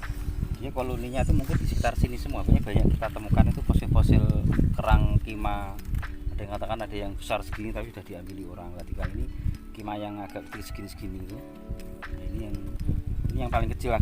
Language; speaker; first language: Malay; non-native, local second language; Javanese